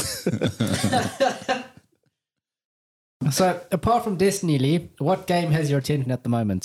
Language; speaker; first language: English; native; English